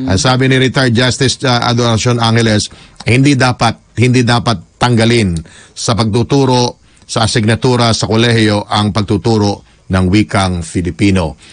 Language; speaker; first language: Filipino; non-native, local second language; Hiligaynon